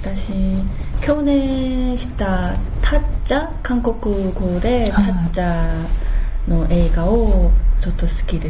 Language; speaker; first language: Japanese; non-native, learner; Korean